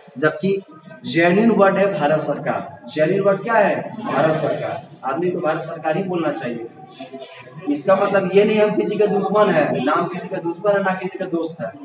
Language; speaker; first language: Hindi; native; Hindi